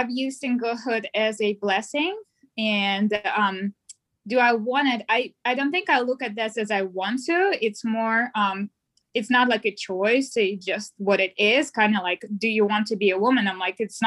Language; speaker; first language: English; non-native, fluent; Russian